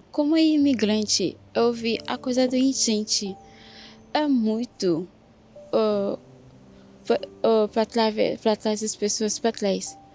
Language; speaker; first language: Portuguese; non-native, learner; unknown